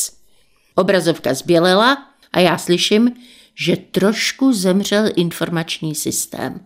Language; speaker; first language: Czech; native; Czech